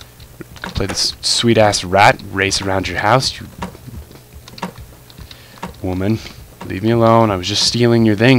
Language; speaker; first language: English; native; English